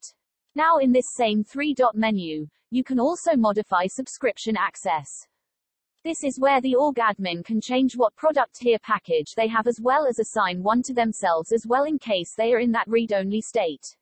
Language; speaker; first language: English; native; English